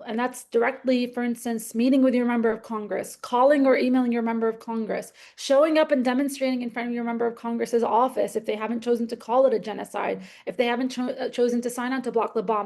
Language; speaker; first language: English; native; English